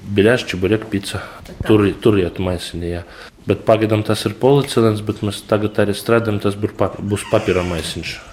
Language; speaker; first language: Latvian; non-native, local second language; Russian